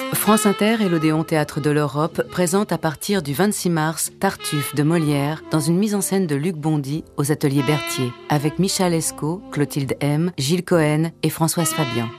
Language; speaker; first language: French; native; French